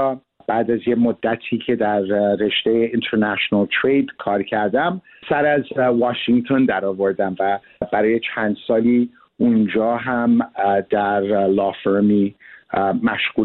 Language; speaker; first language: Persian; early bilingual, heritage; Persian